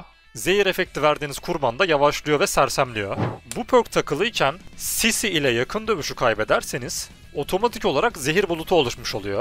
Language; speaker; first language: Turkish; native; Turkish